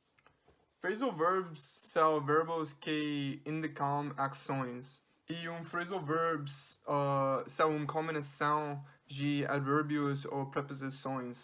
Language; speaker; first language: Portuguese; non-native, learner; English